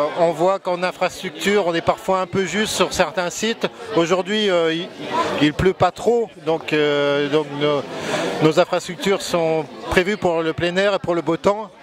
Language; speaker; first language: French; native; French